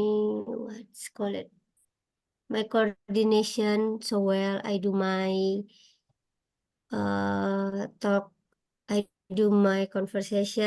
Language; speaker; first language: English; non-native, learner; Indonesian